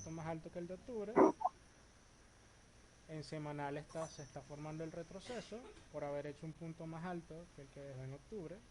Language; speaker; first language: Spanish; native; Spanish